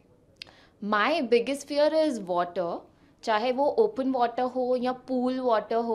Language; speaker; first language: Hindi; native; Hindi